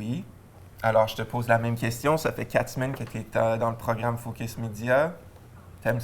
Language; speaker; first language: French; native; French